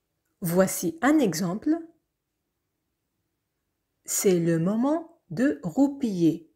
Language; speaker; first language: French; non-native, fluent; Arabic